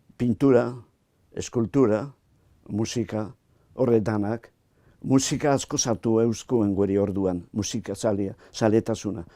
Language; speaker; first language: Basque; native; Basque